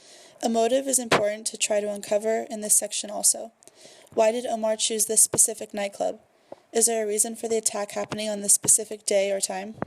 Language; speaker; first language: English; native; English